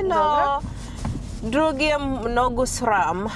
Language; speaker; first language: Macedonian; non-native, learner; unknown